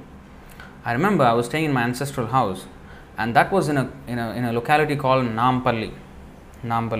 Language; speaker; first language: English; non-native, local second language; Telugu